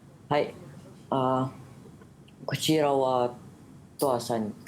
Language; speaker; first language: Japanese; non-native, learner; Malay